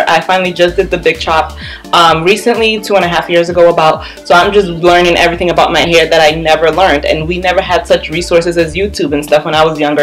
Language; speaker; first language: English; native; English